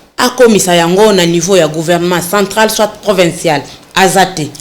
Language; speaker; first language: Lingala; non-native, local second language; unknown